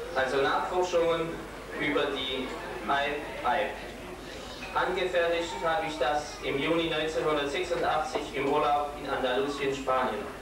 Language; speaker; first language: German; non-native, local second language; Swiss German